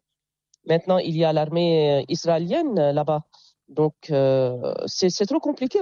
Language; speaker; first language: French; non-native, local second language; Arabic